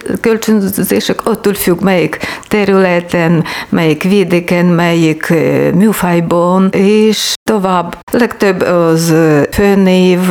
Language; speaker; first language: Hungarian; non-native, learner; Ukrainian